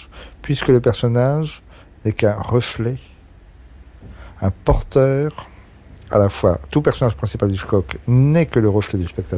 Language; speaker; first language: French; native; French